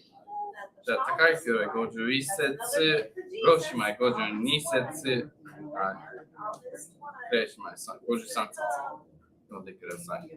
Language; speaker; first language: Japanese; non-native, learner; English